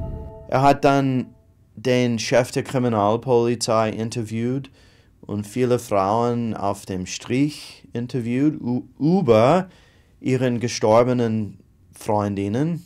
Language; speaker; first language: German; non-native, fluent; English